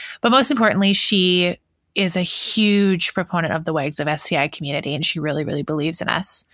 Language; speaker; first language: English; native; English